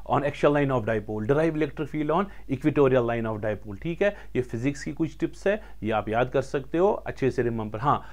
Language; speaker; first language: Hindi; non-native, local second language; Kashmiri